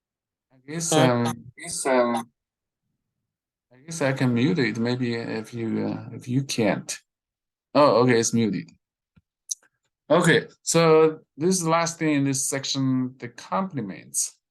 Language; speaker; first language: English; non-native, fluent; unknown